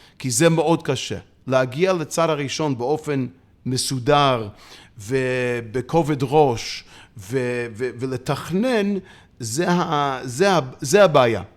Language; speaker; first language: Hebrew; non-native, fluent; English